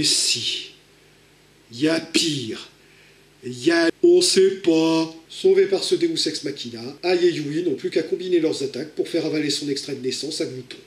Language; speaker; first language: French; native; French